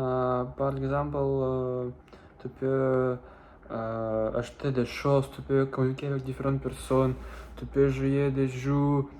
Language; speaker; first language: French; non-native, learner; Russian